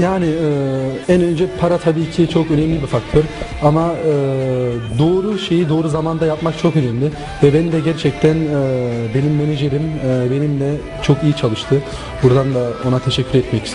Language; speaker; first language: Turkish; non-native, local second language; German